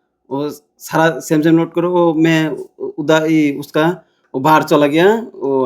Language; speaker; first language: Hindi; non-native, learner; Bangla